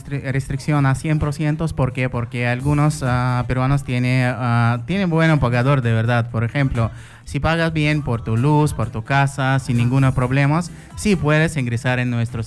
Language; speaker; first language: Spanish; non-native, learner; Russian